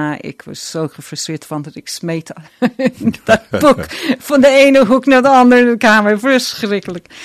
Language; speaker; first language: Dutch; non-native, fluent; English